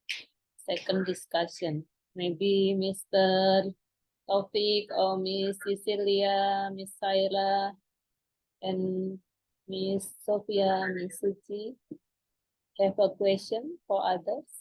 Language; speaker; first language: English; non-native, fluent; Indonesian